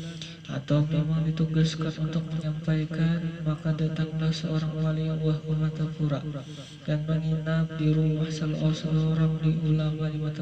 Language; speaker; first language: Indonesian; native; Indonesian